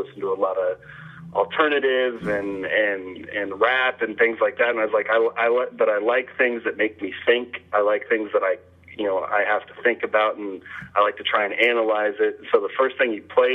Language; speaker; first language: English; native; English